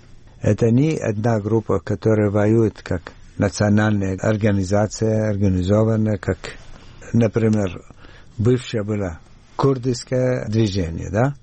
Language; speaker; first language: Russian; non-native, learner; Arabic